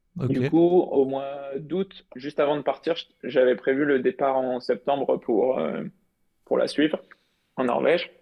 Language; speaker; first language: French; native; French